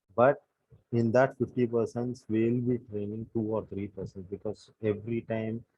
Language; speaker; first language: English; non-native, local second language; Telugu